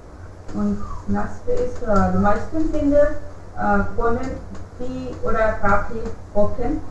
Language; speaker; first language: German; non-native, learner; Hindi